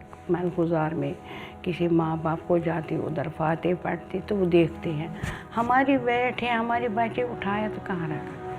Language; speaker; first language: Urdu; non-native, local second language; Kashmiri